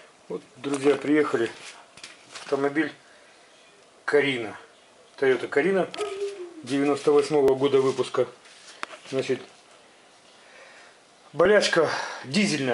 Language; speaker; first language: Russian; native; Russian